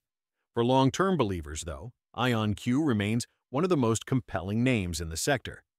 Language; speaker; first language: English; native; English